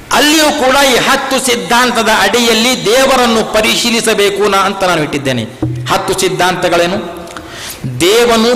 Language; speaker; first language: Kannada; non-native, local second language; Urdu